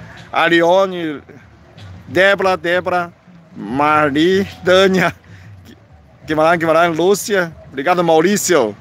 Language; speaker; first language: Portuguese; non-native, fluent; Chinese